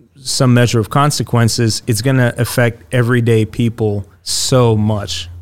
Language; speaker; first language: English; early bilingual, other home language; Russian